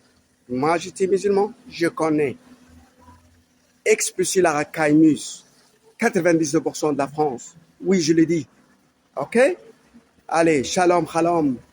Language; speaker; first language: French; non-native, learner; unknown